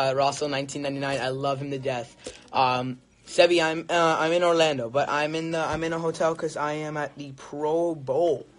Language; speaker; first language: English; early bilingual, other home language; Spanish